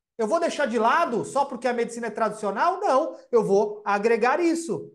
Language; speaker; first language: Portuguese; native; Portuguese